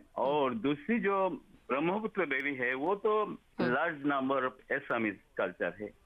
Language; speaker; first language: Hindi; non-native, local second language; Bangla